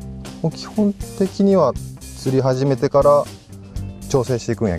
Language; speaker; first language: Japanese; native; Japanese